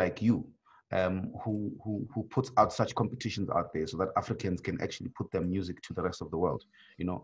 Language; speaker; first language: English; non-native, local second language; Swati